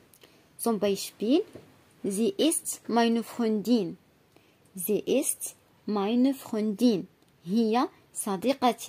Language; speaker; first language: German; non-native, fluent; Arabic